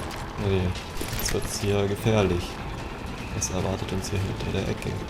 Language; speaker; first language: German; native; German